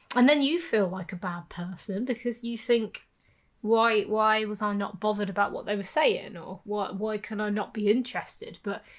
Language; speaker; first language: English; native; English